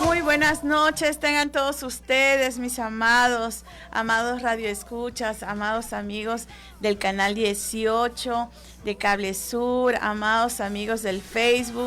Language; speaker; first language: Spanish; native; Spanish